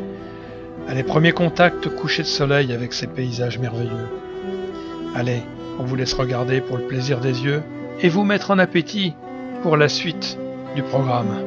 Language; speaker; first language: French; native; French